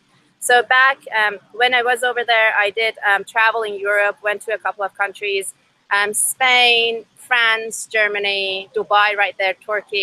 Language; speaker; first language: English; non-native, fluent; Persian